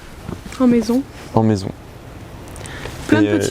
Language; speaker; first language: French; native; French